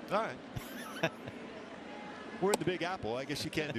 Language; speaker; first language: English; native; English